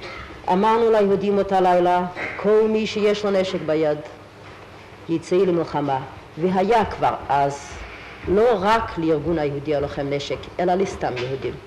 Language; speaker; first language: Hebrew; non-native, fluent; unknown